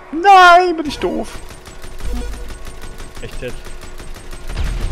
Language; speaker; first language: German; native; German